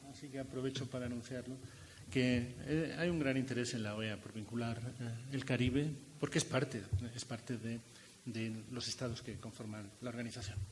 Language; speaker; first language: Spanish; native; Spanish